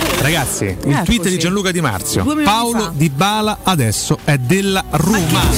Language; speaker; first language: Italian; native; Italian